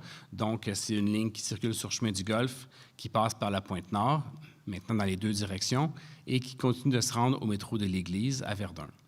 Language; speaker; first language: French; native; French